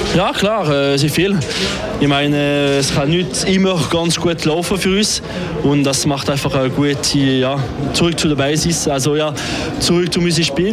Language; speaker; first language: German; non-native, local second language; French